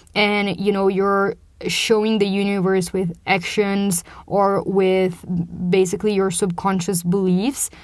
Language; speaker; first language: English; non-native, fluent; Portuguese